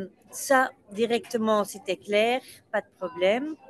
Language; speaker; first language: French; non-native, local second language; Dutch